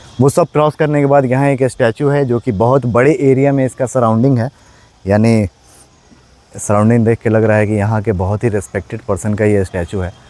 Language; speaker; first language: Hindi; native; Hindi